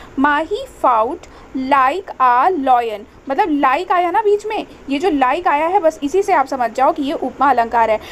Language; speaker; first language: Hindi; native; Hindi